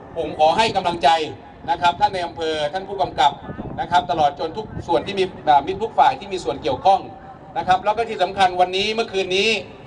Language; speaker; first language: Thai; native; Thai